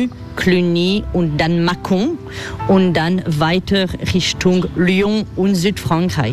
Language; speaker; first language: German; non-native, learner; French